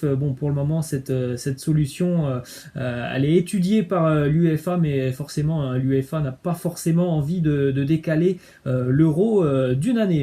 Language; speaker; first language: French; native; French